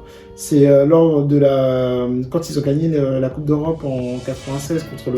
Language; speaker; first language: French; native; French